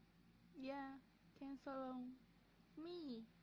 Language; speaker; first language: English; non-native, learner; Vietnamese